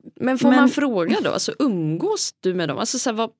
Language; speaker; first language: Swedish; native; Swedish